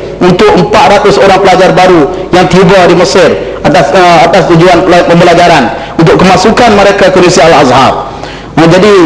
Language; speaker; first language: Malay; native; Malay